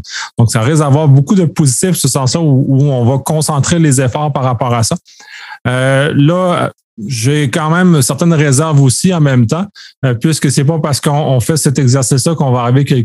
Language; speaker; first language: French; native; French